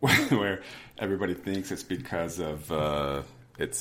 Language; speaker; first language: English; native; English